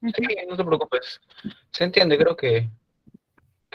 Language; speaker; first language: Spanish; native; Spanish